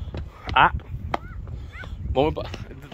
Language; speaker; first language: Spanish; early bilingual, heritage; Spanish